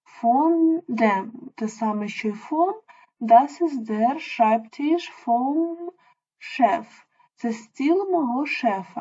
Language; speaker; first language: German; non-native, fluent; Ukrainian